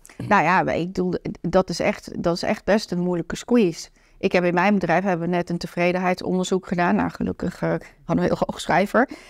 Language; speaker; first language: Dutch; native; Dutch